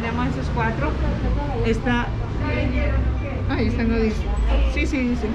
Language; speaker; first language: Spanish; native; Spanish